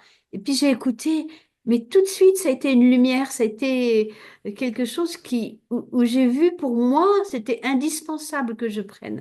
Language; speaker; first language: French; native; French